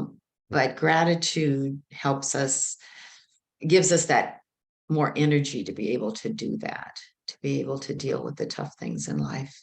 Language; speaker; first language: English; native; English